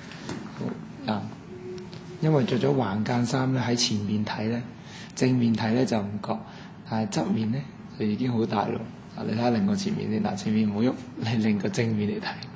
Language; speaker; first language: Cantonese; native; Cantonese